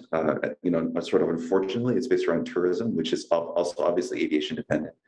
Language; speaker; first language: English; native; English